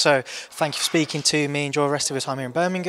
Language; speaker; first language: English; native; English